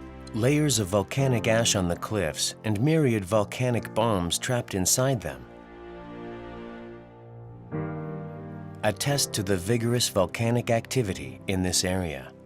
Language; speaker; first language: English; non-native, learner; Korean